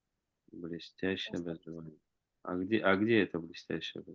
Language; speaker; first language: Russian; native; Russian